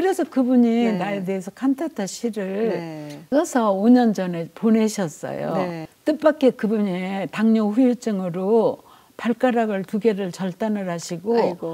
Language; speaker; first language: Korean; native; Korean